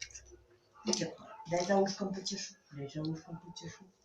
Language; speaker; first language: Russian; native; Russian